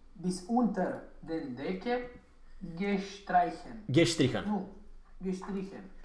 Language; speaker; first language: German; non-native, learner; Romanian